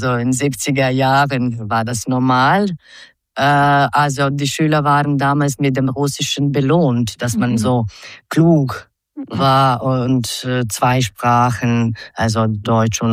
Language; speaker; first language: German; non-native, fluent; Croatian